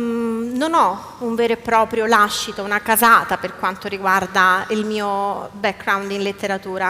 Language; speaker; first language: Italian; native; Italian